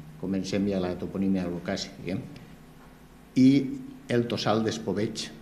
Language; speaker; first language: Catalan; native; Catalan